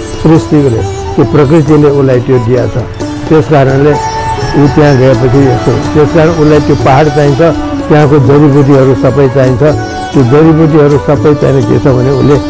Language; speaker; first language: Nepali; non-native, local second language; Newari